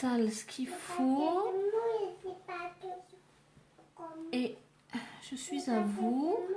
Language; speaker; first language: French; native; French